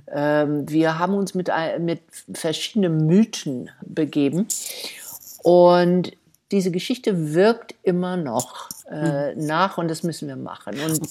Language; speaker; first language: German; non-native, fluent; English